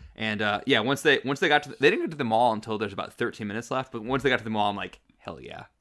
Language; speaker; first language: English; native; English